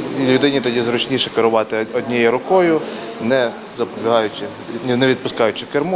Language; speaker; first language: Ukrainian; native; Ukrainian